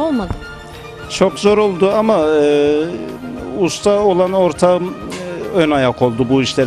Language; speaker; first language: Turkish; native; Turkish